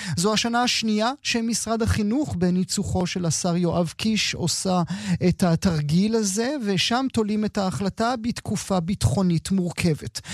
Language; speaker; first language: Hebrew; native; Hebrew